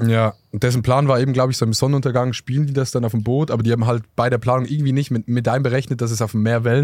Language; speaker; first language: German; native; German